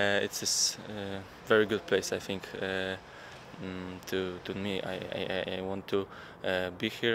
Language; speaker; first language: English; non-native, learner; Polish